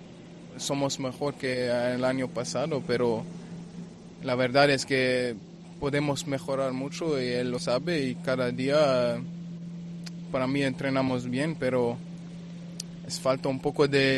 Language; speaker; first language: Spanish; non-native, fluent; German